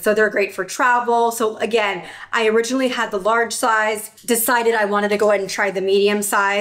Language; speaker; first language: English; native; English